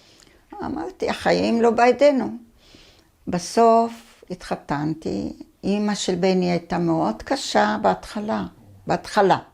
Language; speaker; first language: Hebrew; early bilingual, other home language; Arabic